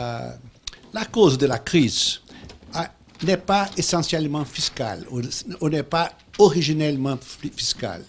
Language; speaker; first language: French; non-native, fluent; Portuguese